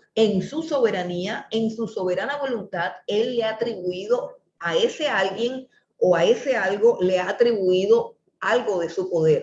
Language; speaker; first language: Spanish; native; Spanish